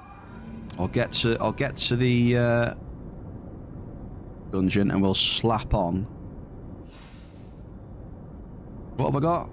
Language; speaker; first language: English; native; English